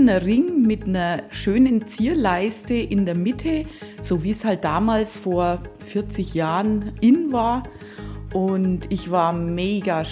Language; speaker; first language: German; native; German